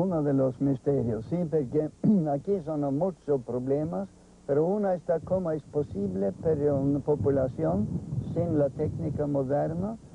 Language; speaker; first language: Spanish; non-native, fluent; Norwegian